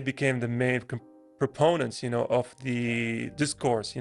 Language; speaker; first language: English; non-native, fluent; Arabic